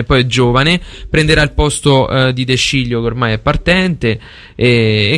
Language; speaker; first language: Italian; native; Italian